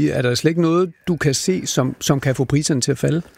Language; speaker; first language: Danish; native; Danish